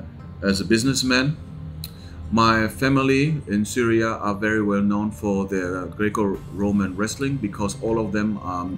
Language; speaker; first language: English; non-native, fluent; German